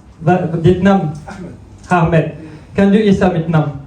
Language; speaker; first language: Swedish; non-native, fluent; French